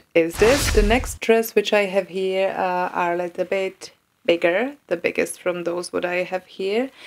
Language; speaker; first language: English; non-native, fluent; Czech